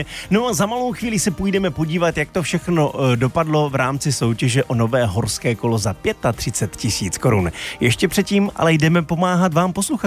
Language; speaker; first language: Czech; native; Czech